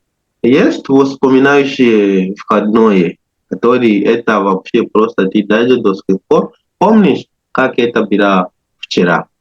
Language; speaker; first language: Russian; non-native, learner; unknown